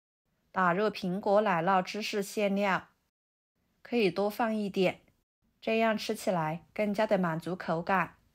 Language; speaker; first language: Chinese; native; Chinese